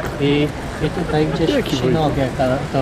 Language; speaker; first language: Polish; non-native, learner; Hungarian